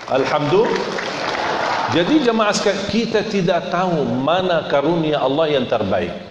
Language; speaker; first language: Indonesian; non-native, fluent; Arabic